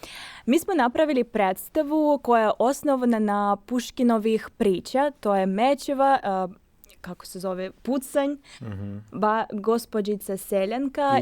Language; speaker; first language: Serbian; non-native, fluent; Russian